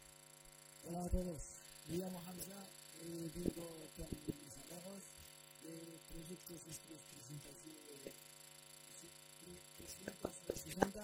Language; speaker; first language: Spanish; non-native, learner; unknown